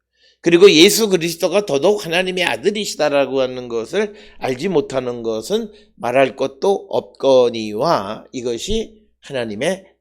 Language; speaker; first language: Korean; native; Korean